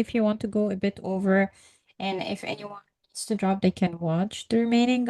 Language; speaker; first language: English; non-native, fluent; Arabic